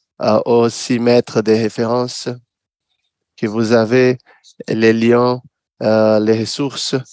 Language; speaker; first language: French; non-native, fluent; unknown